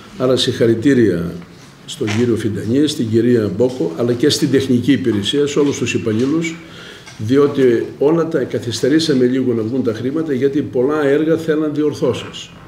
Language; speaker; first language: Greek; native; Greek